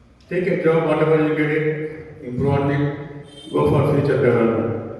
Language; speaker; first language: English; non-native, local second language; Tamil